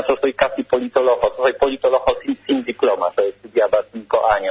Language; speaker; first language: Spanish; non-native, learner; Polish